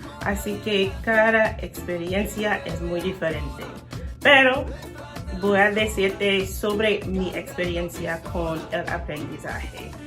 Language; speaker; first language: Spanish; non-native, learner; English